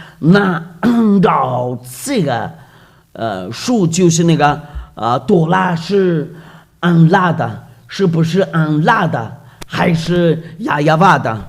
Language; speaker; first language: Chinese; non-native, fluent; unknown